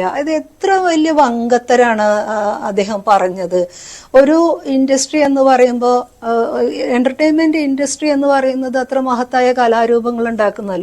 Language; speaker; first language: Malayalam; native; Malayalam